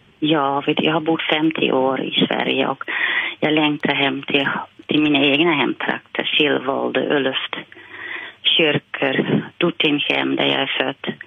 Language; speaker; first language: Swedish; non-native, fluent; Dutch